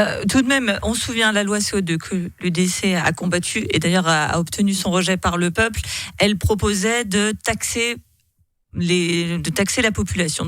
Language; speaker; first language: French; native; French